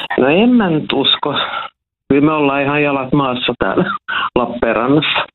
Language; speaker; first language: Finnish; non-native, local second language; Swedish